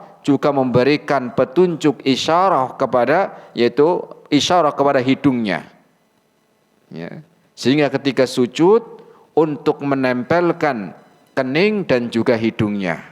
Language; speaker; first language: Indonesian; native; Indonesian